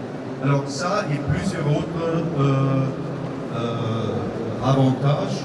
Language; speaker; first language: French; non-native, learner; German